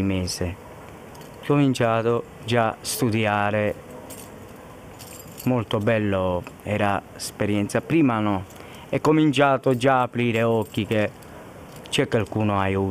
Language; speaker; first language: Italian; non-native, learner; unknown